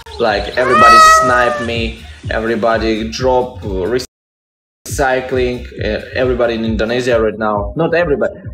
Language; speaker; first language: English; non-native, learner; Russian